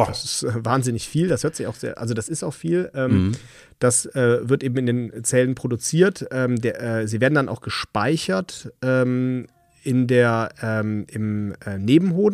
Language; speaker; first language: German; native; German